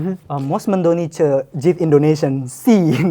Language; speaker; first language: Albanian; non-native, learner; Indonesian